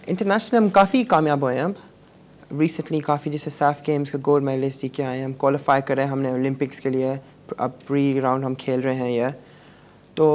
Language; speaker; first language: Urdu; native; Urdu